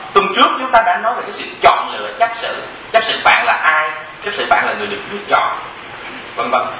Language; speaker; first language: Vietnamese; early bilingual, heritage; Vietnamese